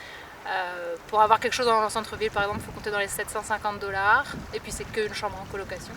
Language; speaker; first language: French; native; French